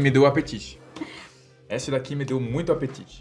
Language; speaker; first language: Portuguese; non-native, fluent; French